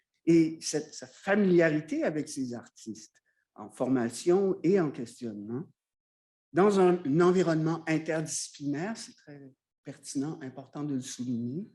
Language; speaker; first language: French; native; French